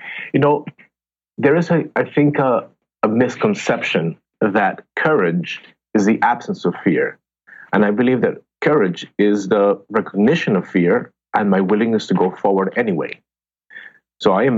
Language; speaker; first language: English; non-native, fluent; Spanish